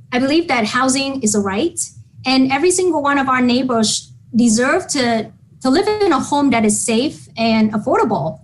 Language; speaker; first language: English; non-native, fluent; Vietnamese